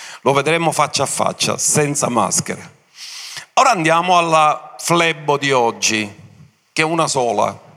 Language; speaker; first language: Italian; native; Italian